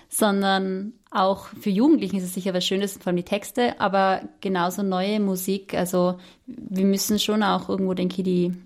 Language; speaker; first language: German; native; German